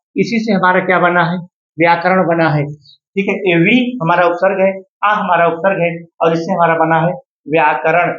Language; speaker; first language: Hindi; native; Hindi